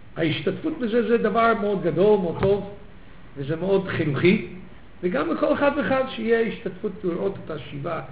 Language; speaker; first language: Hebrew; early bilingual, heritage; Hebrew